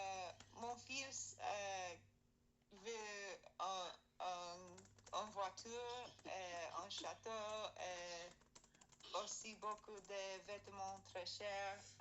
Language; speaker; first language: French; non-native, learner; English